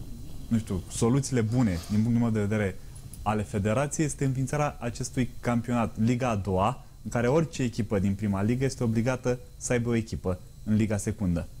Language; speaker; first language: Romanian; native; Romanian